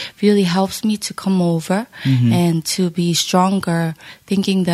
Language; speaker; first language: English; native; English